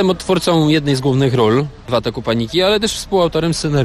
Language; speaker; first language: Polish; native; Polish